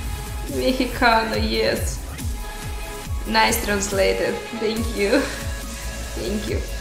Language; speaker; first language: English; non-native, learner; Russian